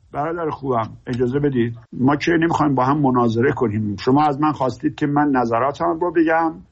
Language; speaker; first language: Persian; native; Persian